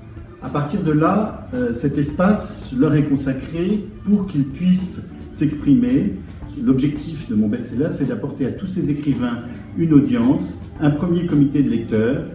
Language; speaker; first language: French; native; French